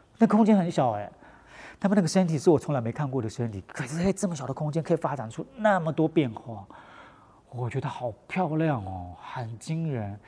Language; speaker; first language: Chinese; non-native, local second language; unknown